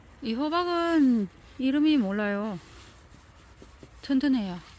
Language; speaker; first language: Korean; non-native, learner; Vietnamese